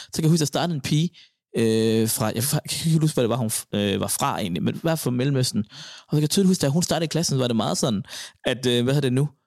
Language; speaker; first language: Danish; native; Danish